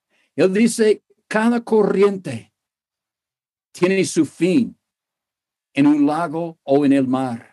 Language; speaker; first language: Spanish; non-native, fluent; English